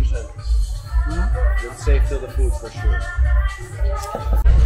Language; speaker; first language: English; non-native, fluent; Dutch